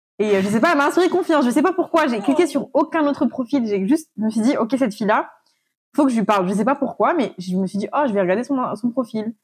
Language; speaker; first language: French; non-native, local second language; Malagasy